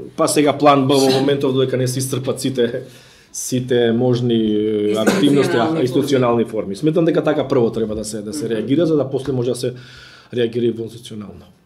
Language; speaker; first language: Macedonian; native; Macedonian